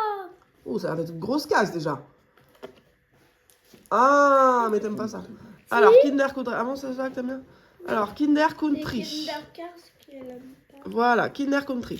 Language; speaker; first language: French; native; French